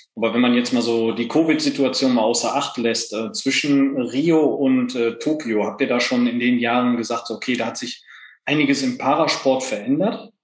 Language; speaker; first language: German; native; German